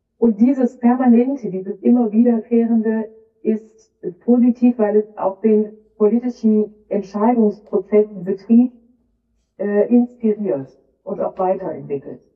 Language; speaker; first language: German; native; German